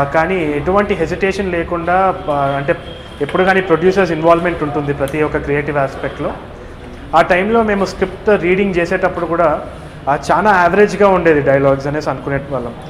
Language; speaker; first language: Telugu; native; Telugu